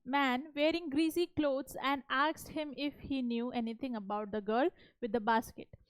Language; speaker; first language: English; non-native, local second language; Hindi